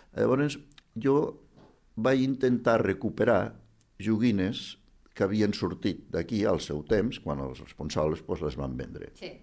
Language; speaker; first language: Catalan; native; Catalan